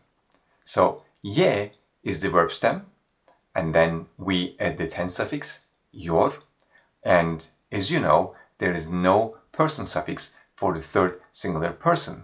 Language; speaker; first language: English; non-native, fluent; Turkish